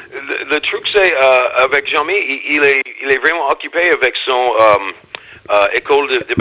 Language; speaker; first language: French; non-native, learner; English